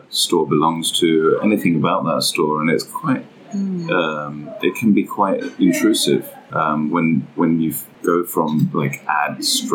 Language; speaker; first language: English; native; English